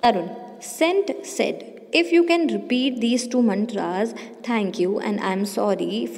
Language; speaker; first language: English; non-native, local second language; Hindi